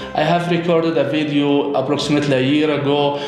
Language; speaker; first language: English; non-native, fluent; Arabic